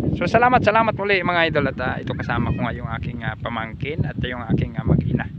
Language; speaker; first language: Filipino; native; Filipino